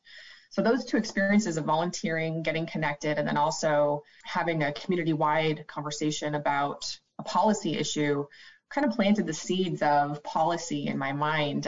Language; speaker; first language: English; native; English